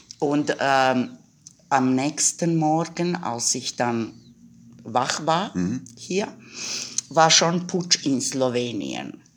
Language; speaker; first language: German; non-native, fluent; Croatian